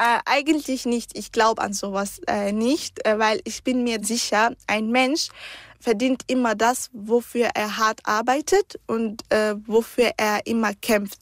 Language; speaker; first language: German; early bilingual, other home language; Arabic